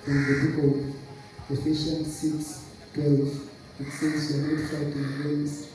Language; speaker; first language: English; non-native, local second language; Swahili